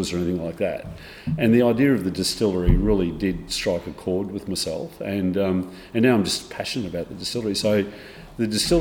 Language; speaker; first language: English; native; English